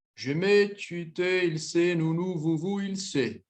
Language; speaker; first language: French; non-native, fluent; Portuguese